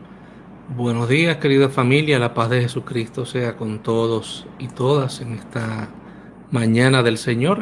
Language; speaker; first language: Spanish; native; Spanish